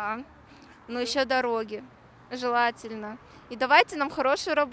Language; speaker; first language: Russian; native; Russian